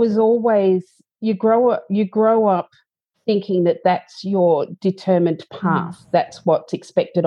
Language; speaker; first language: English; native; English